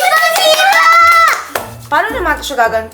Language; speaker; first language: Filipino; native; Filipino